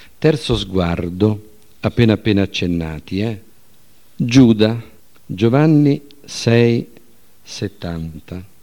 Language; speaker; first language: Italian; native; Italian